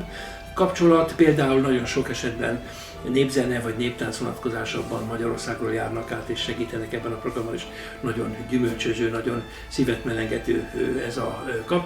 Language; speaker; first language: Hungarian; native; Hungarian